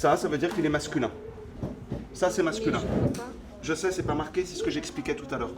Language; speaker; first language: French; native; French